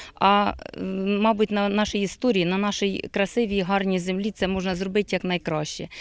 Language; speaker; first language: Ukrainian; native; Ukrainian